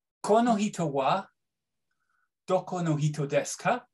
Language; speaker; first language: Japanese; non-native, learner; English